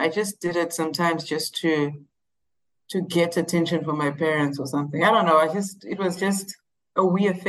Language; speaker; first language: English; non-native, local second language; Shona